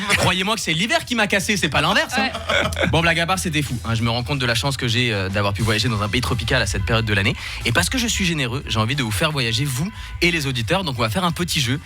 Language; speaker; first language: French; early bilingual, other home language; Portuguese